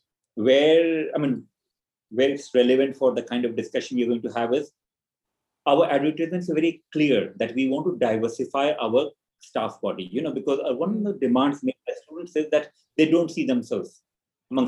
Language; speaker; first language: English; non-native, local second language; Hindi